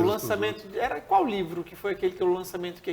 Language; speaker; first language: Portuguese; native; Portuguese